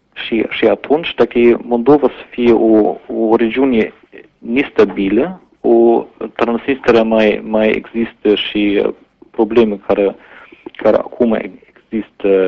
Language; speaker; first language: Romanian; non-native, learner; German